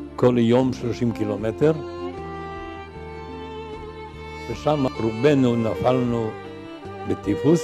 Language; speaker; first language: Hebrew; non-native, fluent; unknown